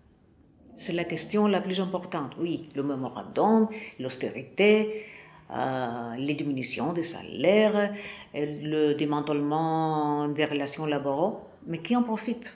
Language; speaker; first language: French; non-native, fluent; Greek